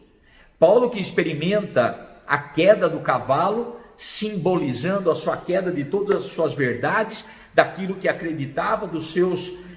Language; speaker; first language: Portuguese; native; Portuguese